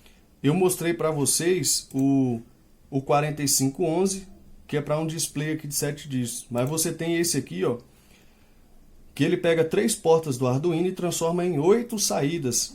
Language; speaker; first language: Portuguese; native; Portuguese